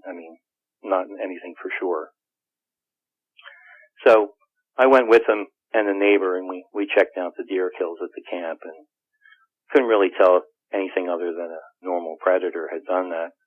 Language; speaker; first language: English; native; English